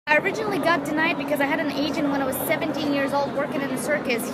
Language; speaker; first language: English; non-native, fluent; Russian